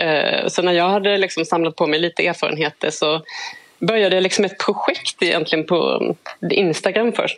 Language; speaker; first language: Swedish; native; Swedish